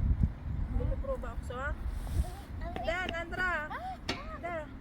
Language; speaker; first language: Swedish; non-native, learner; Filipino